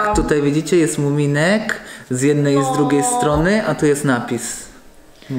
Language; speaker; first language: Polish; native; Polish